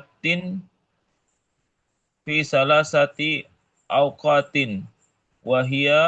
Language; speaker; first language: Arabic; non-native, learner; Indonesian